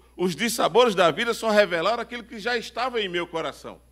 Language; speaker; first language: Portuguese; native; Portuguese